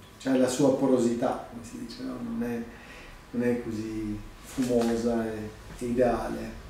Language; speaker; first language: Italian; non-native, fluent; Albanian